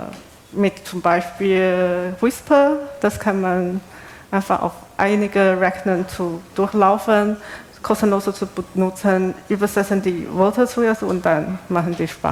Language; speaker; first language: German; non-native, learner; Chinese